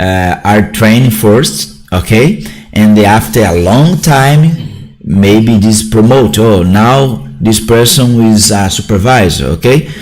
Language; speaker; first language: English; non-native, learner; Portuguese